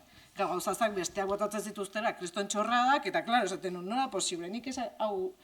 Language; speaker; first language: Basque; native; Basque